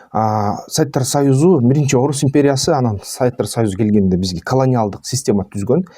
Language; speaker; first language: Kyrgyz; non-native, local second language; Russian